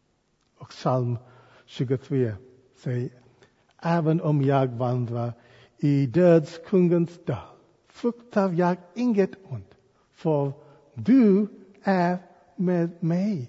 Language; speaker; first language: Swedish; non-native, fluent; English